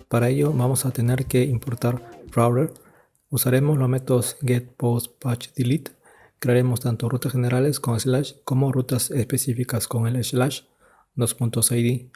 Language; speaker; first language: Spanish; native; Spanish